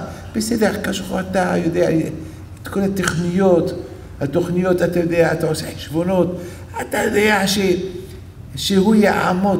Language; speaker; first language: Hebrew; non-native, fluent; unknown